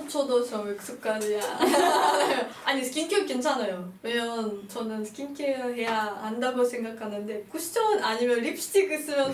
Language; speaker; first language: Korean; non-native, fluent; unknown